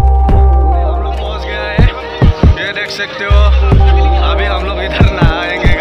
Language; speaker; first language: Hindi; non-native, local second language; Assamese